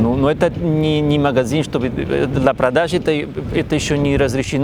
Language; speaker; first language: Russian; non-native, learner; Spanish